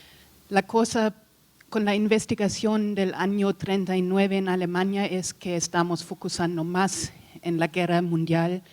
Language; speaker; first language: Spanish; non-native, learner; German